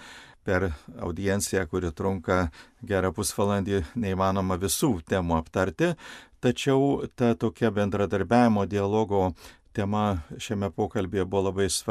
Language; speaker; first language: Lithuanian; native; Lithuanian